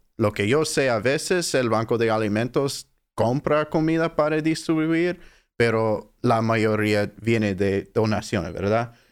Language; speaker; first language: Spanish; non-native, fluent; English